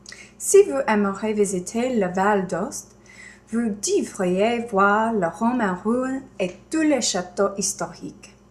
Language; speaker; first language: French; non-native, learner; English